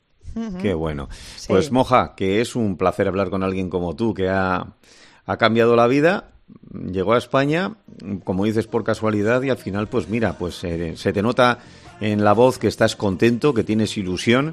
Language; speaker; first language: Spanish; native; Spanish